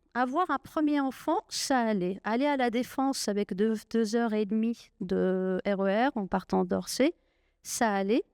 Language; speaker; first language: French; non-native, local second language; Arabic